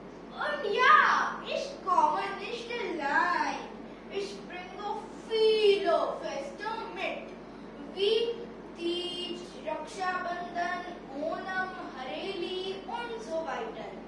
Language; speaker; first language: German; non-native, learner; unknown